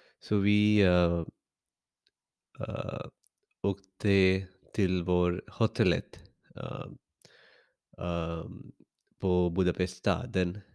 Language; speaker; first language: Swedish; non-native, learner; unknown